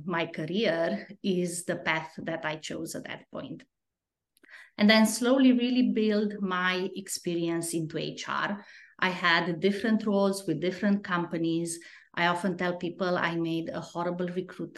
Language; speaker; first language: English; non-native, fluent; Romanian